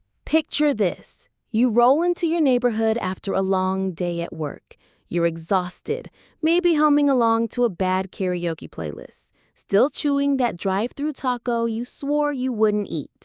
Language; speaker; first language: English; native; English